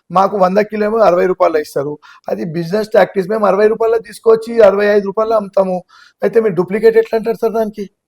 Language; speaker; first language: Telugu; non-native, local second language; Gujarati